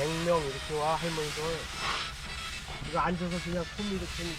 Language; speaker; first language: Korean; native; Korean